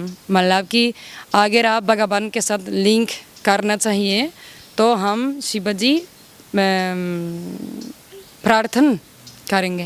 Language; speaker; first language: Hindi; non-native, learner; Spanish